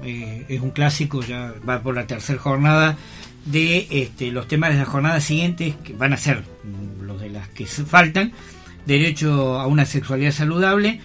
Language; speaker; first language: Spanish; native; Spanish